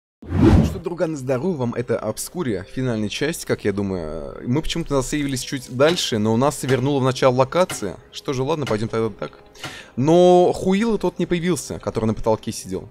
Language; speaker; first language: Russian; native; Russian